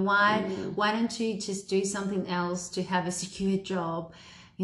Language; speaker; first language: English; early bilingual, other home language; Spanish